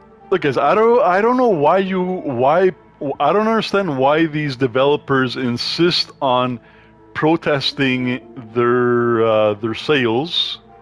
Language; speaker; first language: English; native; English